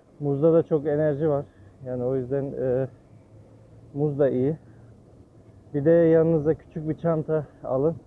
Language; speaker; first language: Turkish; early bilingual, heritage; Turkish